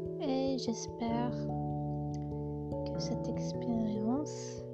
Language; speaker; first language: French; non-native, local second language; Kabyle